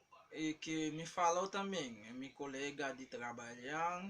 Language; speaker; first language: Portuguese; non-native, learner; Haitian Creole